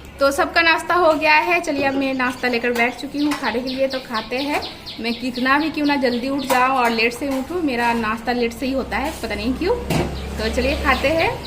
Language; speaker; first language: Hindi; non-native, local second language; Bangla